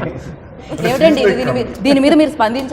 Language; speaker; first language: Telugu; native; Telugu